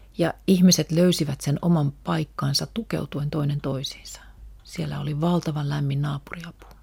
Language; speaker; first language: Finnish; non-native, local second language; Russian